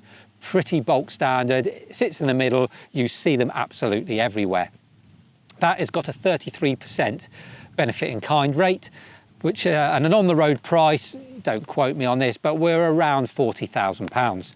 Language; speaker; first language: English; native; English